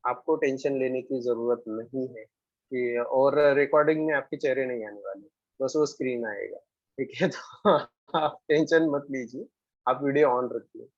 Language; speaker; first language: Hindi; non-native, local second language; Marathi